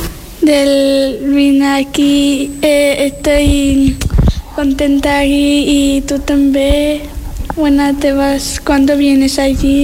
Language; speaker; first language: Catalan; non-native, learner; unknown